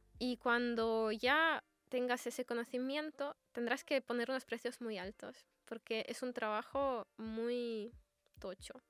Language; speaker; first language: Spanish; non-native, fluent; Russian